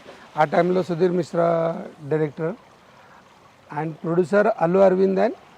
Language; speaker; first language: Telugu; non-native, learner; Marathi